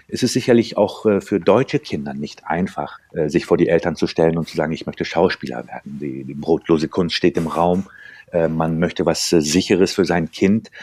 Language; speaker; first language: German; early bilingual, other home language; Turkish